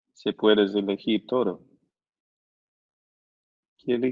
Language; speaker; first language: Spanish; non-native, learner; Portuguese